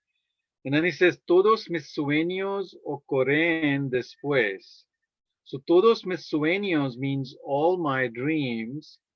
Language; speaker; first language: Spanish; non-native, fluent; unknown